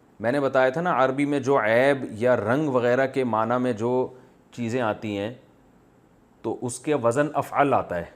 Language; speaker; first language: Urdu; native; Urdu